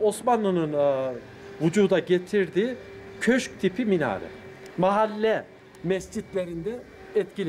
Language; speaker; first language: Turkish; native; Turkish